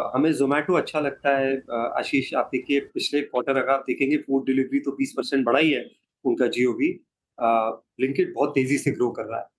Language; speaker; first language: Hindi; native; Hindi